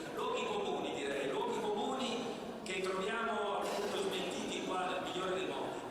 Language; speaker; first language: Italian; native; Italian